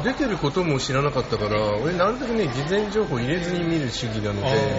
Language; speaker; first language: Japanese; native; Japanese